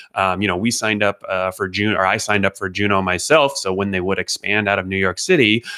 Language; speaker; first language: English; native; English